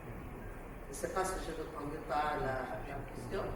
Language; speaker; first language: French; non-native, learner; Portuguese